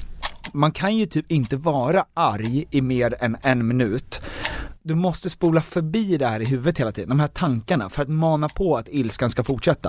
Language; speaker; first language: Swedish; native; Swedish